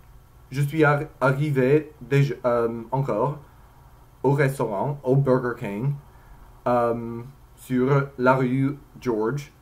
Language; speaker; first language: French; non-native, learner; English